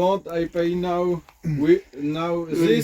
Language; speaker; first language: English; non-native, learner; French